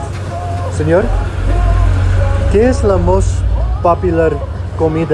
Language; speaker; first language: Spanish; non-native, learner; English